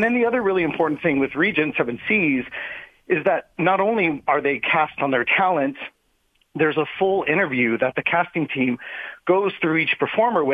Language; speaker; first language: English; native; English